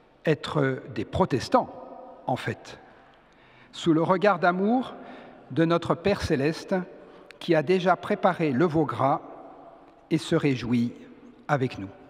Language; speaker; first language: French; native; French